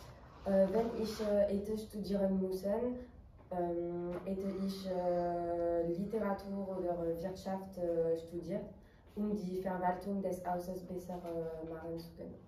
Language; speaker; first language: German; non-native, learner; French